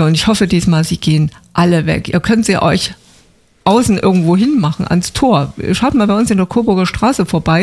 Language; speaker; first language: German; native; German